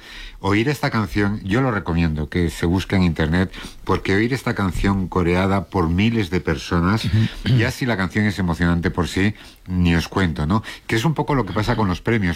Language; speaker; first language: Spanish; native; Spanish